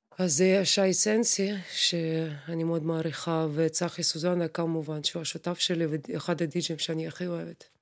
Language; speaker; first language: Hebrew; non-native, fluent; Russian